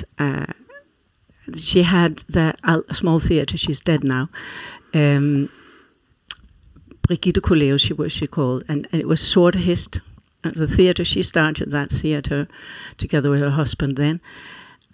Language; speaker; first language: English; non-native, fluent; Faroese